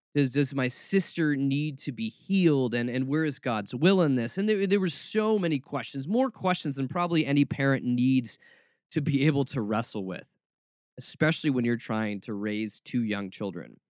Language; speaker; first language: English; native; English